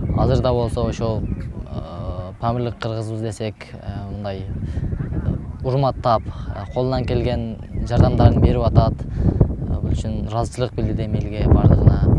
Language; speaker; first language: Kyrgyz; early bilingual, heritage; Kyrgyz